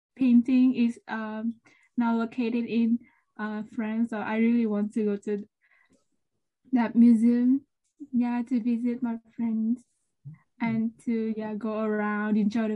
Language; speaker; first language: English; non-native, learner; Vietnamese